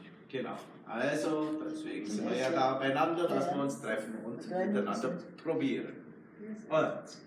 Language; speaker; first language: German; native; German